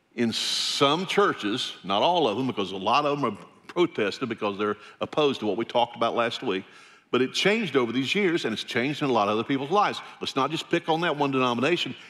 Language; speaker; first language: English; native; English